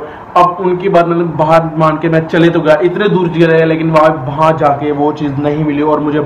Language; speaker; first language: Hindi; native; Hindi